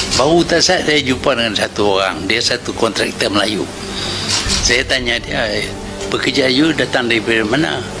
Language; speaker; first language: Malay; native; Malay